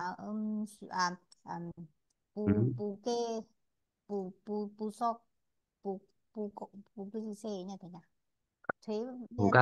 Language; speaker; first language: Korean; non-native, learner; Vietnamese